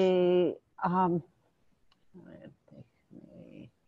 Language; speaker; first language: Spanish; non-native, fluent; English